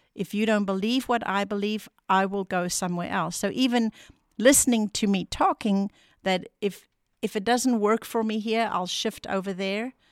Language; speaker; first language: English; non-native, local second language; Afrikaans